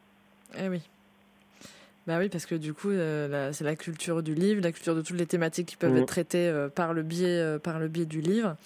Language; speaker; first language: French; native; French